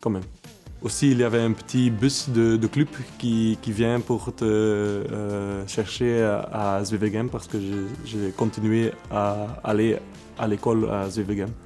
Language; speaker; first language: French; non-native, local second language; Dutch